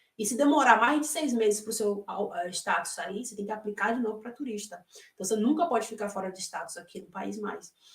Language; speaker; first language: Portuguese; native; Portuguese